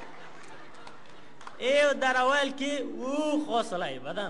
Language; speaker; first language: Somali; non-native, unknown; Spanish